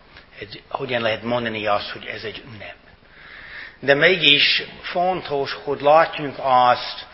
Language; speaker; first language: Hungarian; non-native, fluent; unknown